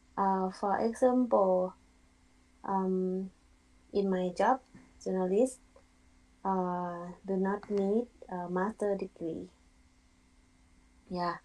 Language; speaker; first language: English; non-native, learner; Thai